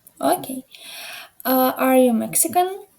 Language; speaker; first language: English; non-native, fluent; Ukrainian